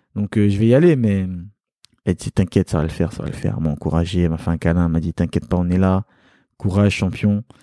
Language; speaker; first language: French; early bilingual, other home language; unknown